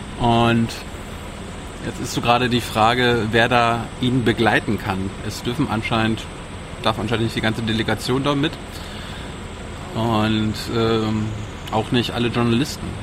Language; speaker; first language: German; native; German